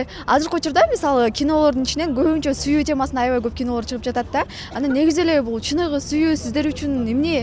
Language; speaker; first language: Kyrgyz; native; Kyrgyz